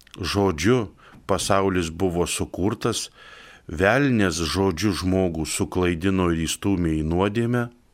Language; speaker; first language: Lithuanian; native; Lithuanian